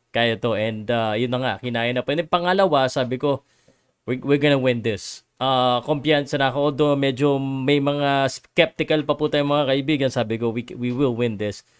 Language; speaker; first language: Filipino; native; Filipino